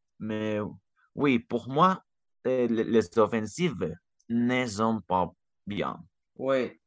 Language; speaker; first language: French; non-native, learner; Spanish